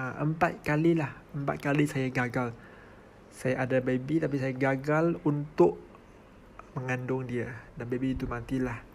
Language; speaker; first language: Malay; non-native, local second language; Chinese